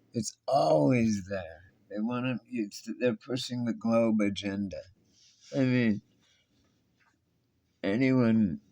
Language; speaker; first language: English; native; English